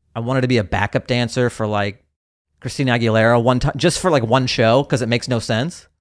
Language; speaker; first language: English; native; English